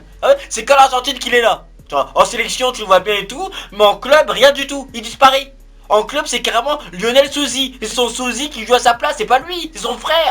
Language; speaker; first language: French; native; French